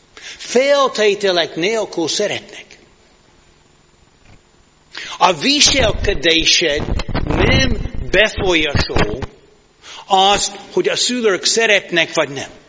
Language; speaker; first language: Hungarian; non-native, fluent; English